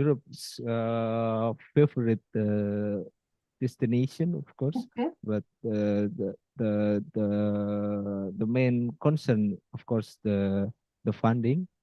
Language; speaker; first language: English; non-native, fluent; Indonesian